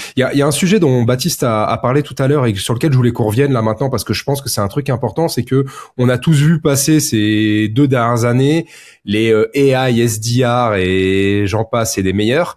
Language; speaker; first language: French; native; French